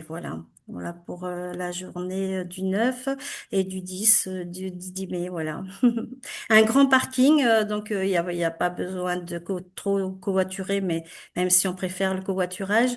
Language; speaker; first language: French; native; French